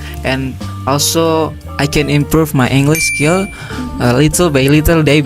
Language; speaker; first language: English; non-native, learner; Indonesian